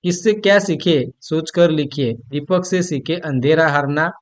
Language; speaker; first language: Hindi; non-native, local second language; Gujarati